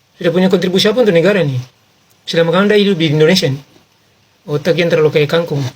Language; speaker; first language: Indonesian; native; Indonesian